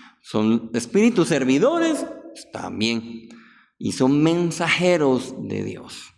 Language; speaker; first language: Spanish; native; Spanish